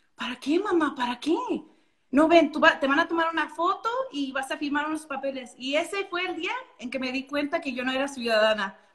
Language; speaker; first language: Spanish; early bilingual, heritage; Spanish